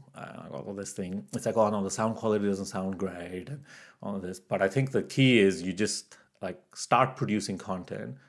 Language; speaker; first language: English; native; English